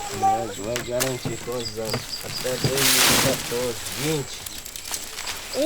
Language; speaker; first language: Portuguese; non-native, local second language; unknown